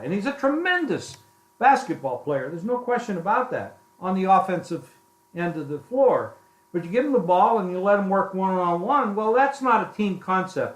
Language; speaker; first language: English; native; English